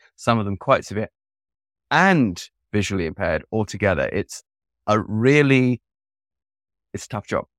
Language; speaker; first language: English; native; English